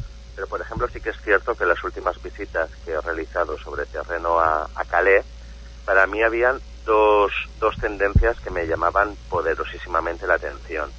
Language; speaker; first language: Spanish; native; Spanish